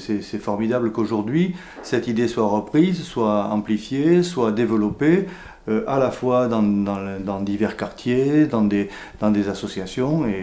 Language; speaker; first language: French; native; French